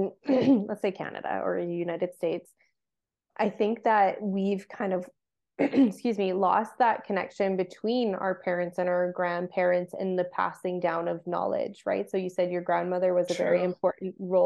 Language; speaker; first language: English; native; English